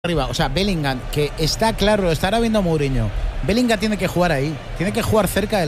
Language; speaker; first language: Spanish; native; Spanish